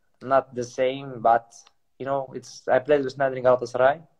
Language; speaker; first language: English; non-native, fluent; Arabic